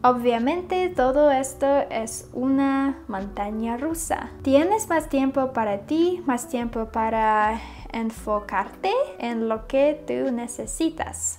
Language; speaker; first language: Spanish; non-native, learner; Russian